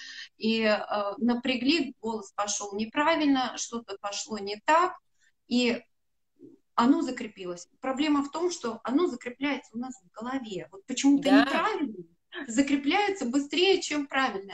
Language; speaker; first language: Russian; native; Russian